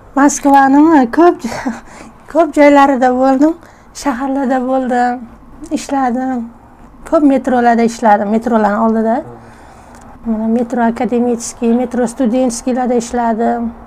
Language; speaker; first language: Uzbek; native; Uzbek